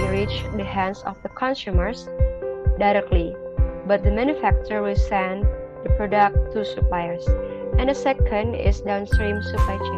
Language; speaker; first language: English; non-native, learner; Indonesian